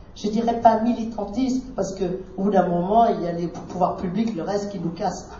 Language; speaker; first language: French; non-native, fluent; Vietnamese